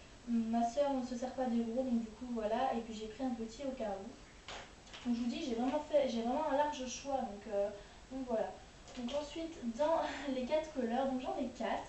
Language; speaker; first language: French; native; French